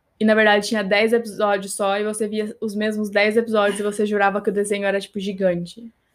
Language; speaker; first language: Portuguese; native; Portuguese